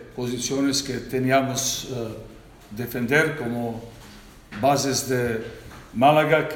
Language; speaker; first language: Spanish; non-native, learner; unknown